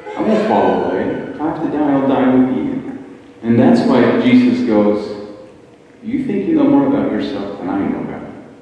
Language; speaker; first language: English; native; English